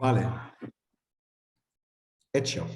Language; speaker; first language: Spanish; non-native, fluent; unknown